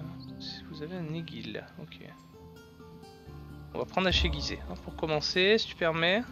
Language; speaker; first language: French; native; French